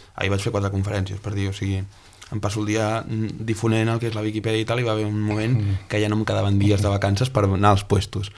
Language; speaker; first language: Catalan; native; Catalan